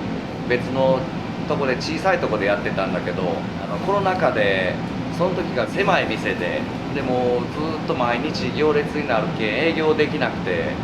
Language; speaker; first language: Japanese; native; Japanese